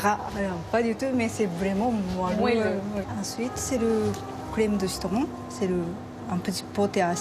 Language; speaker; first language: French; non-native, learner; Japanese